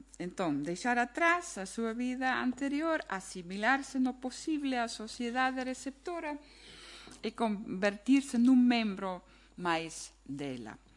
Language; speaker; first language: Galician; non-native, fluent; German